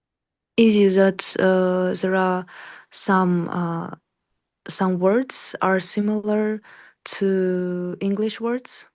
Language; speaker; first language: English; non-native, learner; Russian